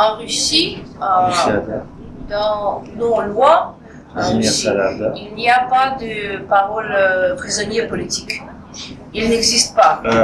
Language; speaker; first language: French; non-native, fluent; Russian